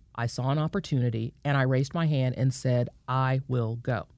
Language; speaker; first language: English; native; English